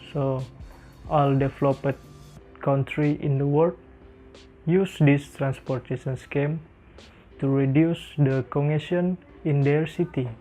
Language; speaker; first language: English; non-native, learner; Indonesian